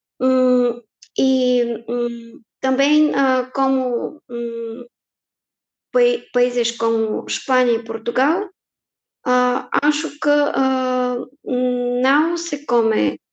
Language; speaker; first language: Portuguese; non-native, fluent; Bulgarian